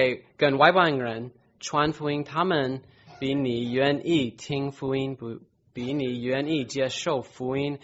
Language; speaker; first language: Chinese; non-native, fluent; English